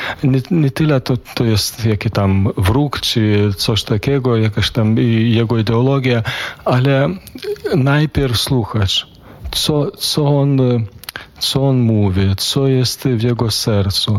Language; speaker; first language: Polish; non-native, fluent; Lithuanian